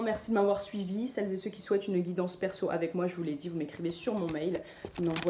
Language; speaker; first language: French; native; French